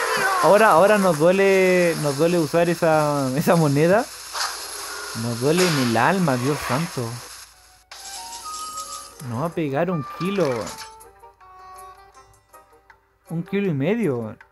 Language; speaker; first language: Spanish; native; Spanish